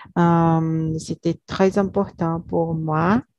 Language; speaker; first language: French; non-native, learner; Portuguese